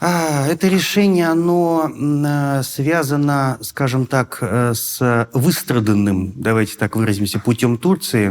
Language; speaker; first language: Russian; native; Russian